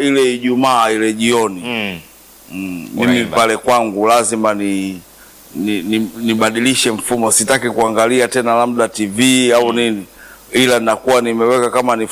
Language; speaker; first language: Swahili; native; Swahili